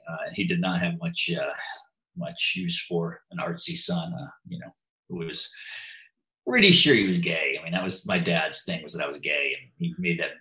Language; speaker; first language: English; native; English